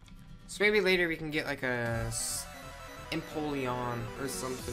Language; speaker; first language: English; native; English